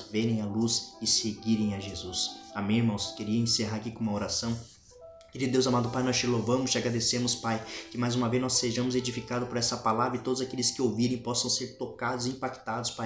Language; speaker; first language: Portuguese; native; Portuguese